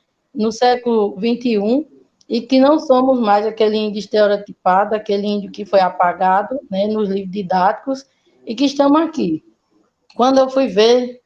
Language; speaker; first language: Portuguese; native; Portuguese